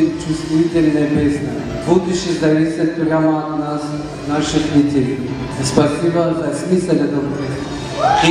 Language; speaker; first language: Russian; non-native, learner; Persian